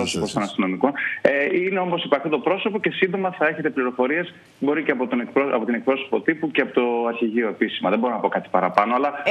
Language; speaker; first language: Greek; native; Greek